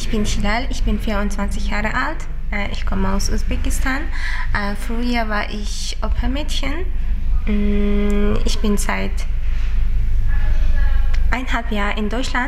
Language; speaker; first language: German; non-native, learner; Uzbek